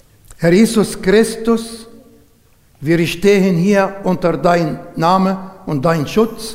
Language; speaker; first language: German; non-native, learner; Arabic